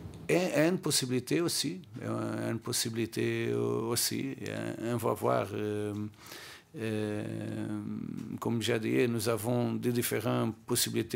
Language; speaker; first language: French; non-native, learner; Portuguese